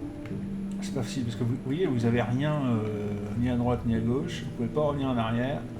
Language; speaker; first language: French; native; French